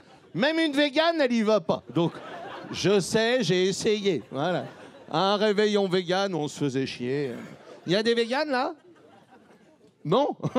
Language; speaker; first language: French; native; French